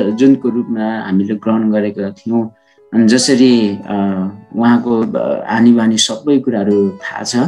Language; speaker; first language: Nepali; non-native, local second language; Sherpa